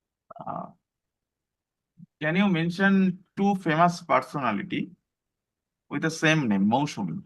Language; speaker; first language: English; non-native, local second language; Bangla